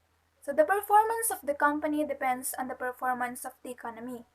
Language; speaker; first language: English; non-native, local second language; Filipino